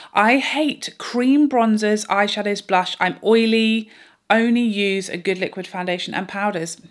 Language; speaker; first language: English; native; English